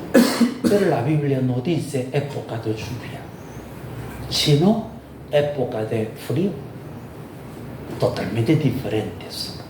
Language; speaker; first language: Spanish; non-native, fluent; Korean